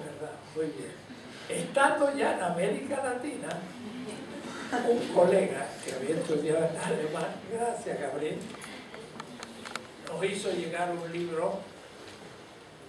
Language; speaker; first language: Spanish; native; Spanish